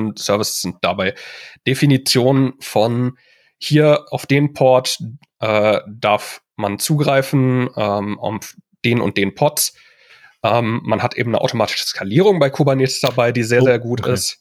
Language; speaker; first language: German; native; German